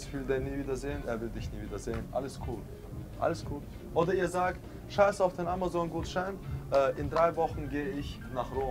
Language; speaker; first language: German; native; German